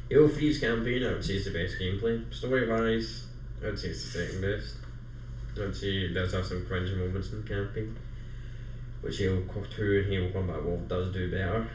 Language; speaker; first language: English; native; English